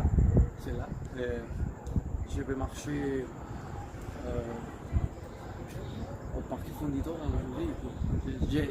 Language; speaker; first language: French; non-native, learner; Spanish